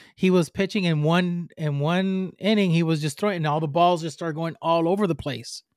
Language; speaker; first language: English; non-native, fluent; Spanish